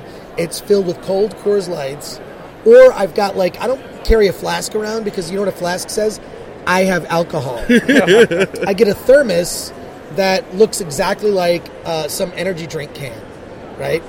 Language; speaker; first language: English; native; English